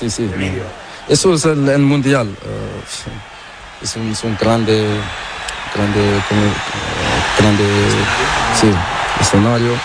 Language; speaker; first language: Spanish; non-native, learner; Portuguese